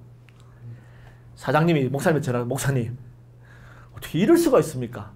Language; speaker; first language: Korean; native; Korean